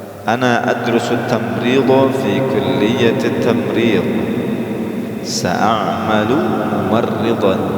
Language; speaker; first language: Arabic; non-native, fluent; Indonesian